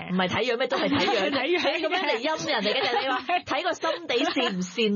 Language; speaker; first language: Cantonese; native; Cantonese